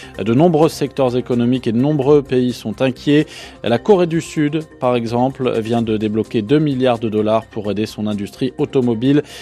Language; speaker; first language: French; native; French